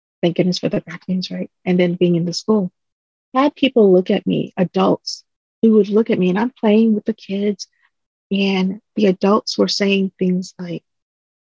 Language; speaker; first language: English; early bilingual, other home language; Vietnamese